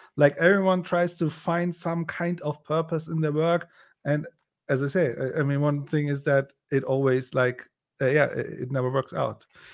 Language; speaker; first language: English; non-native, fluent; German